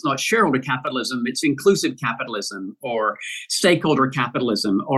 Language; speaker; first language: English; native; English